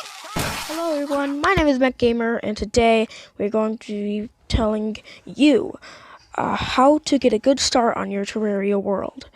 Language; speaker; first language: English; native; English